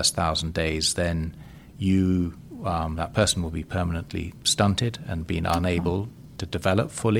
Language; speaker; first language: English; native; English